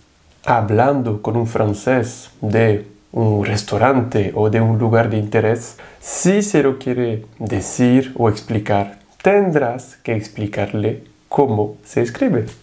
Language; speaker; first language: Spanish; non-native, fluent; French